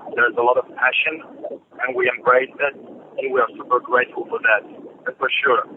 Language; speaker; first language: English; non-native, fluent; Polish